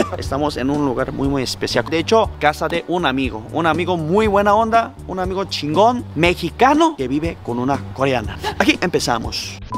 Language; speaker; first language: Spanish; non-native, fluent; Korean